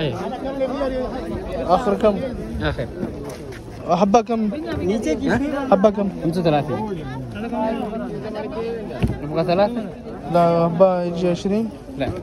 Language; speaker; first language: Arabic; non-native, learner; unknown